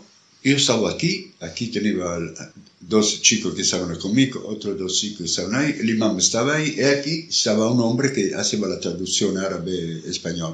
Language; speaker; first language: Spanish; non-native, learner; Italian